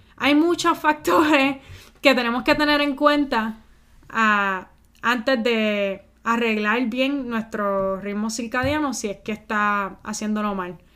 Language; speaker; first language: Spanish; early bilingual, heritage; Spanish